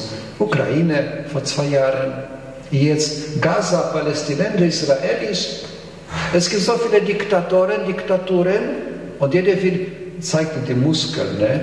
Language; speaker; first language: German; non-native, fluent; Polish